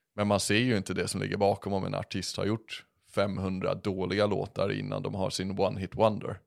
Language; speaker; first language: Swedish; early bilingual, other home language; English